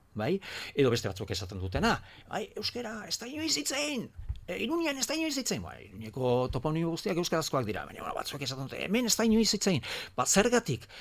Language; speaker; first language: Basque; non-native, local second language; Spanish